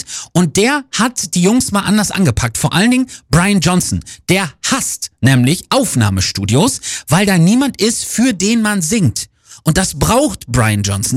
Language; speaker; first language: German; native; German